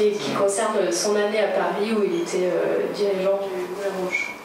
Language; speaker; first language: French; native; French